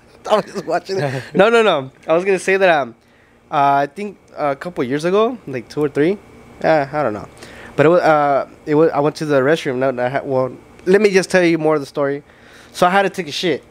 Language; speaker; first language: English; early bilingual, other home language; Spanish